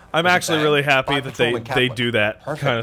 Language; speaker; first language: English; native; English